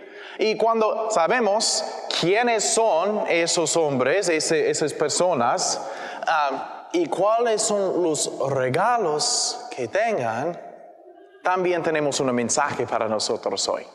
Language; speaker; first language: Spanish; non-native, learner; English